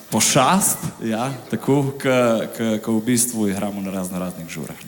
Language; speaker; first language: Slovenian; native; Slovenian